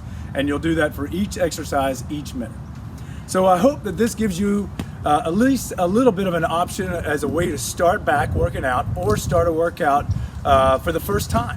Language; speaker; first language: English; native; English